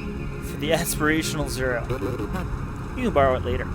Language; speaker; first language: English; native; English